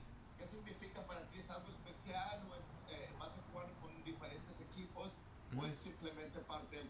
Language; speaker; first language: Spanish; native; Spanish